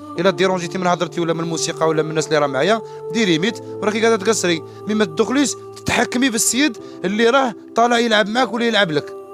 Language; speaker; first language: Arabic; native; Arabic